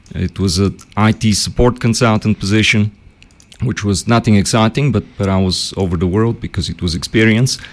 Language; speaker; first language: English; early bilingual, other home language; Bulgarian